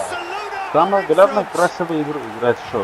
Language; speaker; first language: Russian; non-native, local second language; Armenian